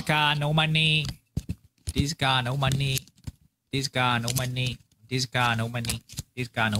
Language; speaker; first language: English; non-native, learner; Chinese